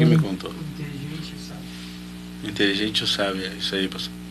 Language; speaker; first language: Portuguese; native; Portuguese